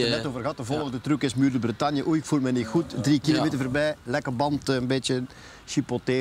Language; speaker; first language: Dutch; native; Dutch